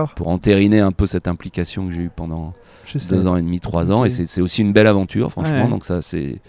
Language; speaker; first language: French; native; French